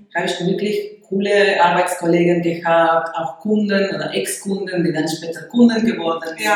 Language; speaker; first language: German; non-native, fluent; Spanish